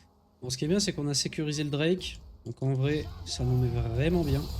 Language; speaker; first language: French; native; French